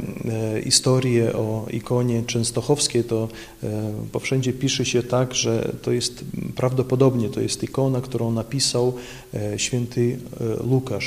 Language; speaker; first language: Polish; non-native, local second language; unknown